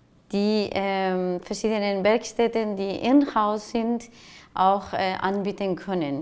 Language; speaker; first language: German; non-native, fluent; Spanish